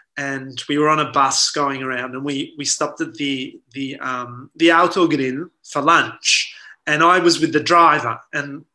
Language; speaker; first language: English; early bilingual, other home language; Italian